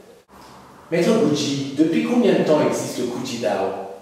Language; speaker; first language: French; native; French